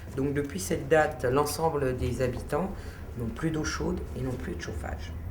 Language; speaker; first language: French; native; French